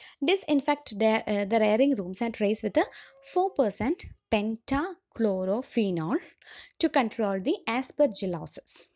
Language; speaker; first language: English; non-native, local second language; Malayalam